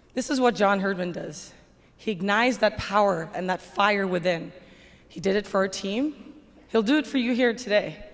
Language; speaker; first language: English; native; English